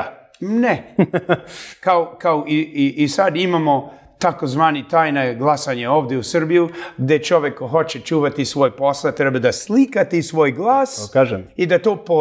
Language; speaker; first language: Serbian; early bilingual, heritage; Serbian